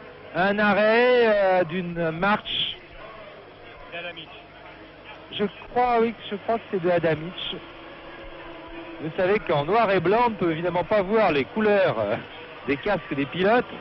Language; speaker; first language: French; native; French